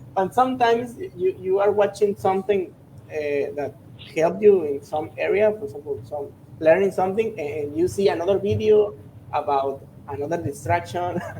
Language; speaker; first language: English; non-native, learner; Spanish